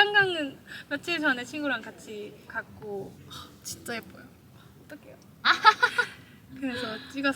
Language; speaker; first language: Korean; non-native, learner; Cantonese